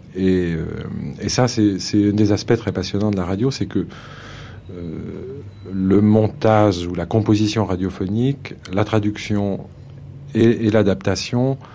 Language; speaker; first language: French; native; French